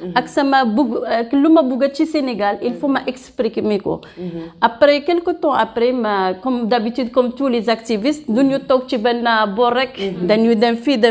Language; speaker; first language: Wolof; non-native, fluent; French